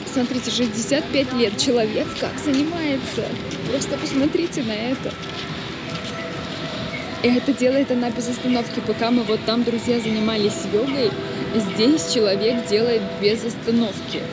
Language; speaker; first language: Russian; native; Russian